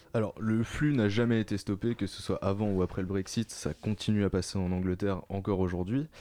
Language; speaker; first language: French; native; French